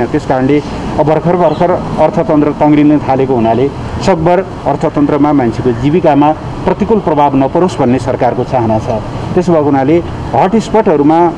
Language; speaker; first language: Nepali; native; Nepali